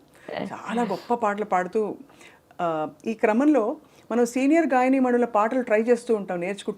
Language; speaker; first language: Telugu; native; Telugu